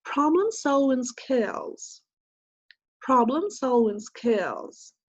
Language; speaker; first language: English; non-native, fluent; Russian